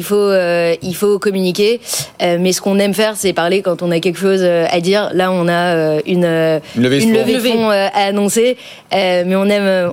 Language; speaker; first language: French; native; French